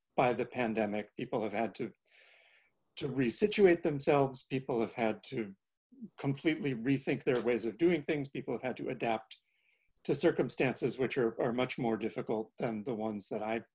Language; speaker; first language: English; native; English